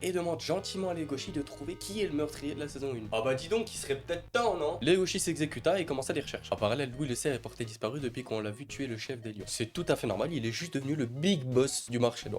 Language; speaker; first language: French; native; French